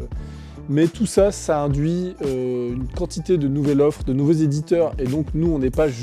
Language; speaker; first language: French; native; French